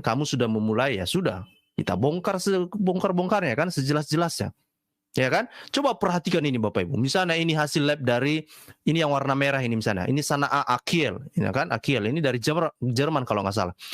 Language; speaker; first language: Indonesian; native; Indonesian